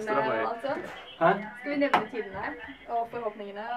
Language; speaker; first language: Norwegian; native; Norwegian